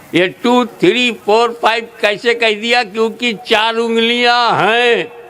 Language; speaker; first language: Hindi; native; Hindi